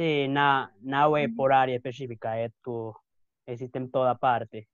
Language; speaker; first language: Portuguese; non-native, learner; Spanish